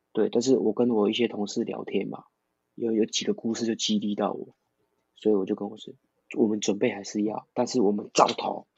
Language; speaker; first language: Chinese; non-native, local second language; Min Nan Chinese